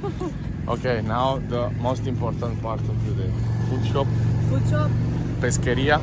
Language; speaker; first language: English; non-native, fluent; Italian